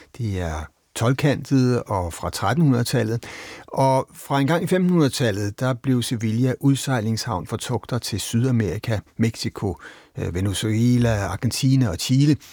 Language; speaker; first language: Danish; native; Danish